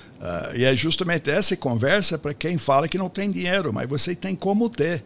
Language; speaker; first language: Portuguese; non-native, fluent; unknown